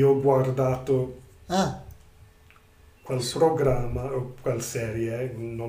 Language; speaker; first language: Italian; non-native, learner; English